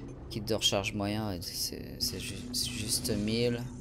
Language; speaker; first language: French; native; French